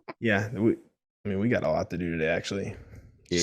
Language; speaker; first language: English; native; English